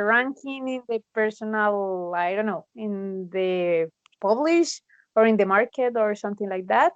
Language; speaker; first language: English; non-native, learner; Spanish